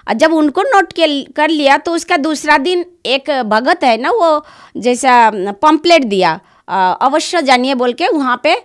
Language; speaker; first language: Hindi; non-native, local second language; Bangla